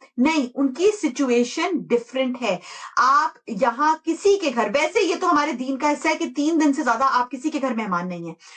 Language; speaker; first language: Urdu; native; Urdu